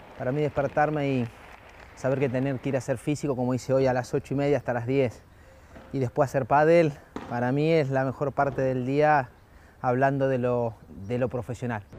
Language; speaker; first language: Spanish; native; Spanish